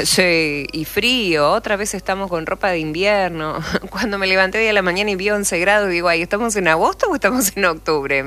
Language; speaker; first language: Spanish; native; Spanish